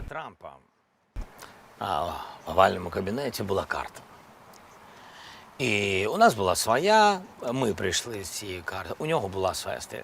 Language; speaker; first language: Ukrainian; non-native, local second language; Russian